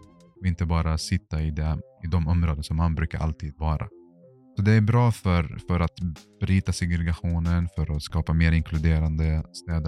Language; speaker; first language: Swedish; non-native, fluent; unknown